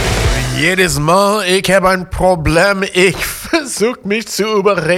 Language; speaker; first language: German; non-native, learner; English